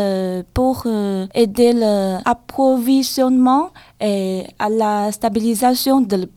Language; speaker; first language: French; non-native, learner; Chinese